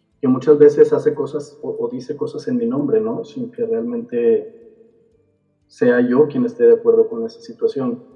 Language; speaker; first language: Spanish; native; Spanish